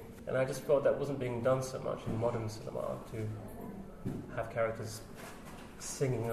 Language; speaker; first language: English; native; English